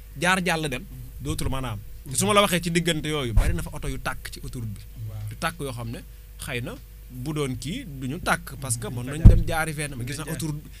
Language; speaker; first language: Wolof; native; Wolof